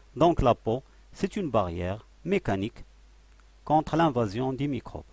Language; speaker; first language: French; non-native, local second language; Arabic